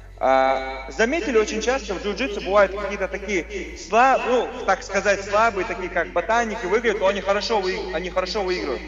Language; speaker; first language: Russian; non-native, local second language; Chechen